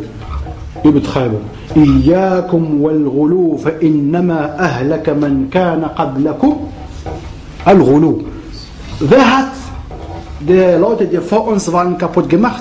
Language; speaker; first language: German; non-native, fluent; Arabic